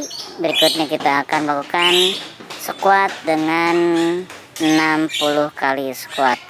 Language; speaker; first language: Indonesian; native; Indonesian